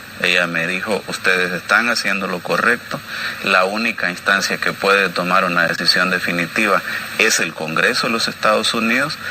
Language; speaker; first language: Spanish; native; Spanish